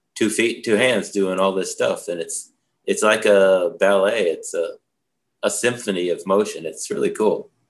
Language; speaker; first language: English; native; English